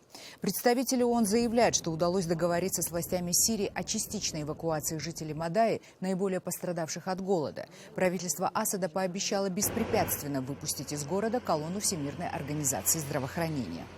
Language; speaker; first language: Russian; native; Russian